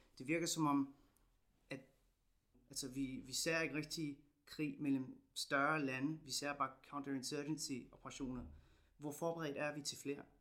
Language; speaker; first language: Danish; non-native, fluent; English